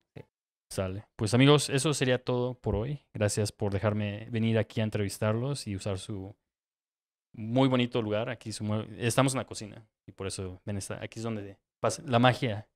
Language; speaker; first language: Spanish; native; Spanish